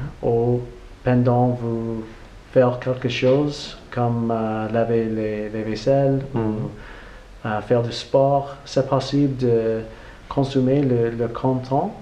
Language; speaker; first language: French; non-native, learner; English